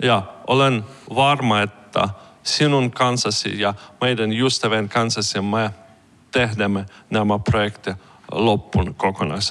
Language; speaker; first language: Finnish; non-native, learner; Ukrainian